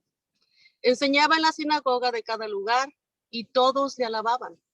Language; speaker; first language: Spanish; native; Spanish